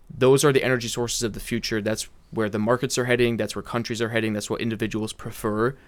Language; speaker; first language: English; early bilingual, heritage; English